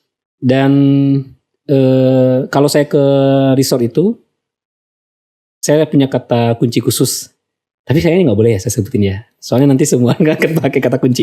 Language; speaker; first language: Indonesian; native; Indonesian